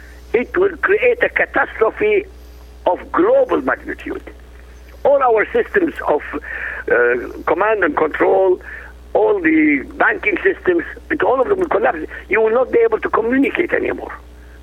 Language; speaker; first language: English; non-native, fluent; Arabic